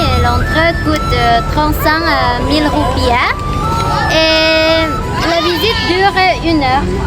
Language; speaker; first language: French; non-native, learner; Indonesian